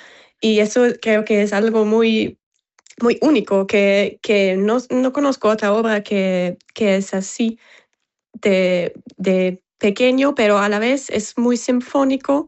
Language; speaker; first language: Spanish; non-native, fluent; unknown